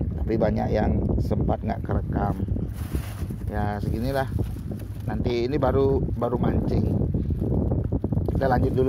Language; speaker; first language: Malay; non-native, local second language; Balinese